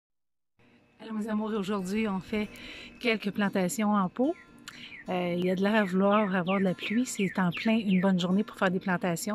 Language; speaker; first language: French; native; French